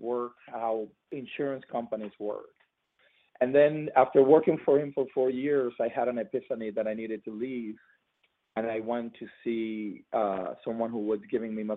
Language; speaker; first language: English; non-native, fluent; Spanish